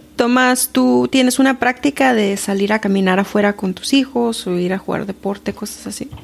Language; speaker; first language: Spanish; early bilingual, heritage; Spanish